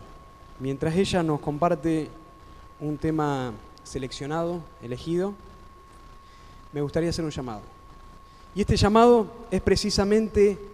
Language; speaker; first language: Spanish; native; Spanish